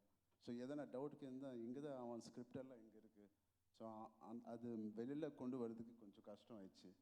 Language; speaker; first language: Tamil; non-native, local second language; Telugu